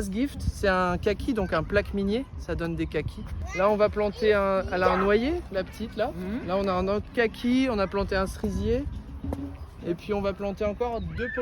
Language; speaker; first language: French; native; French